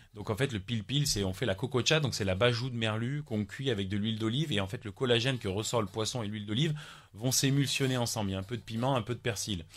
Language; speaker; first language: French; native; French